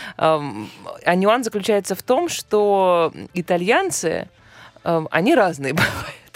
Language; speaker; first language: Russian; native; Russian